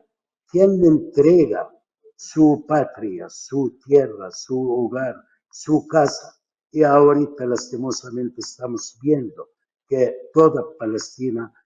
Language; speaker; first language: Spanish; non-native, fluent; Arabic